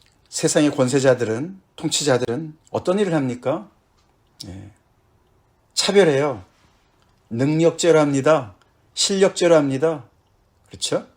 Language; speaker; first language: Korean; native; Korean